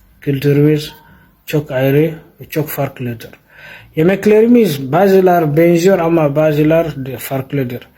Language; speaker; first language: Turkish; non-native, fluent; Fula